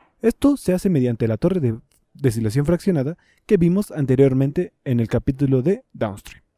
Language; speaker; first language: Spanish; native; Spanish